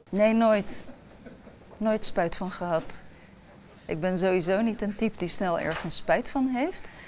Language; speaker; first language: Dutch; early bilingual, other home language; Arabic